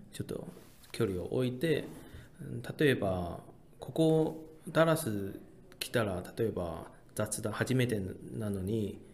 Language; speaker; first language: Japanese; early bilingual, heritage; Japanese